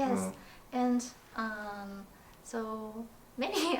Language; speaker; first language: English; non-native, learner; Chinese